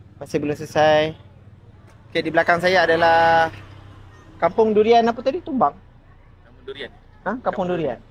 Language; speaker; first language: Malay; native; Malay